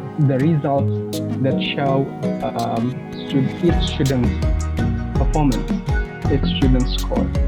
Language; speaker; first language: English; non-native, fluent; Indonesian